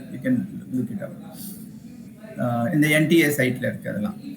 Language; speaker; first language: English; non-native, local second language; Tamil